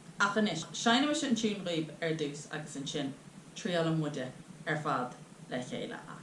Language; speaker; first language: Irish; native; Irish